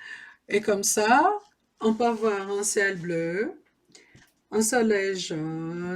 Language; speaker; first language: French; non-native, learner; Portuguese